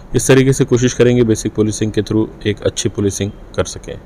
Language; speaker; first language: Hindi; native; Hindi